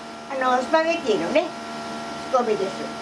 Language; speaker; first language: Japanese; native; Japanese